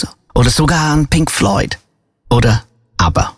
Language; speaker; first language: German; native; German